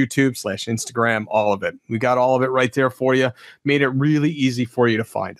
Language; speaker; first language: English; native; English